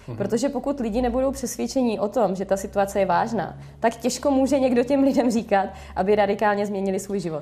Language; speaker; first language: Czech; native; Czech